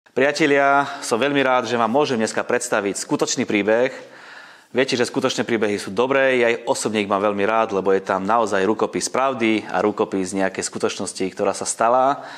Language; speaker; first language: Slovak; native; Slovak